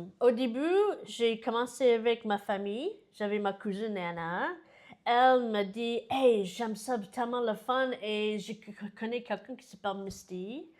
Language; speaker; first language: French; non-native, fluent; English